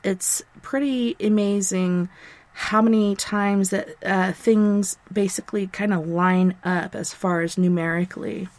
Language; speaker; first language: English; native; English